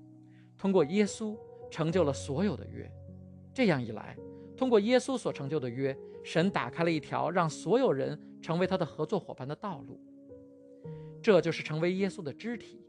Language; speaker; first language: Chinese; native; Chinese